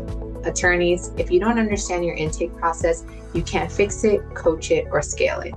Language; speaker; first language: English; native; English